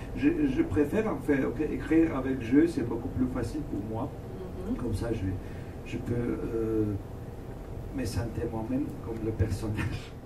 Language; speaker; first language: French; non-native, learner; Russian